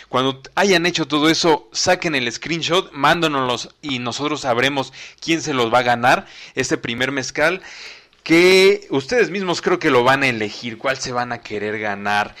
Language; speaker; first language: Spanish; native; Spanish